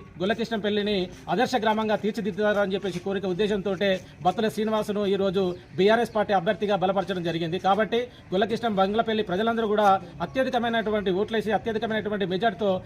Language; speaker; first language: Telugu; native; Telugu